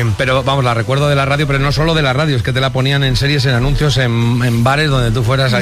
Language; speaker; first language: Spanish; native; Spanish